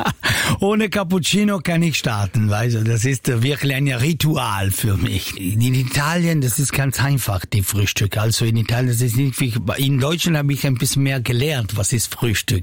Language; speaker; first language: German; non-native, learner; Italian